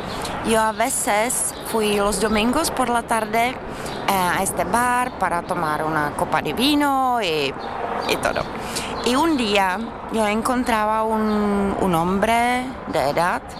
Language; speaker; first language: Spanish; non-native, fluent; Czech